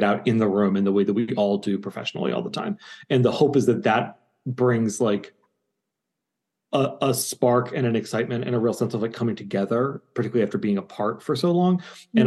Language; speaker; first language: English; native; English